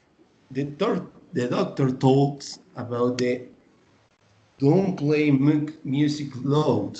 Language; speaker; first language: English; non-native, learner; Spanish